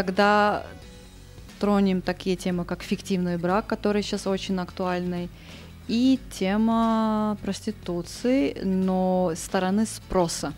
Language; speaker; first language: Russian; non-native, local second language; Estonian